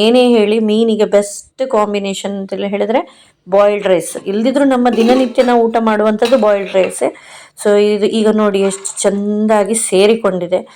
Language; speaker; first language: Kannada; non-native, local second language; Konkani